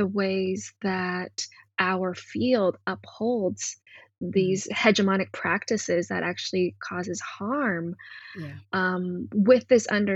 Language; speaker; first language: English; non-native, local second language; Cantonese